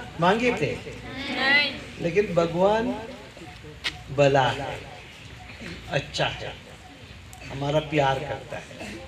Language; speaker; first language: Hindi; non-native, local second language; Konkani